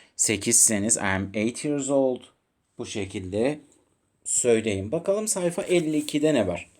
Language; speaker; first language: Turkish; native; Turkish